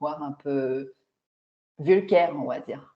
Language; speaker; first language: French; non-native, fluent; Chinese